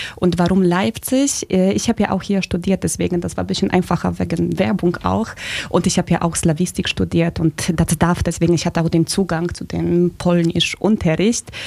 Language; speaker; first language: German; non-native, fluent; Polish